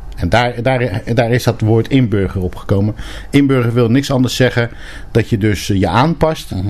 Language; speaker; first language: Dutch; early bilingual, other home language; Turkish